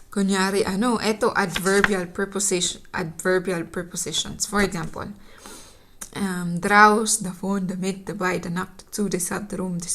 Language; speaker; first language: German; non-native, learner; Filipino